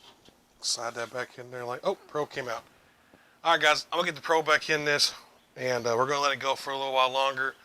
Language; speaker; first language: English; native; English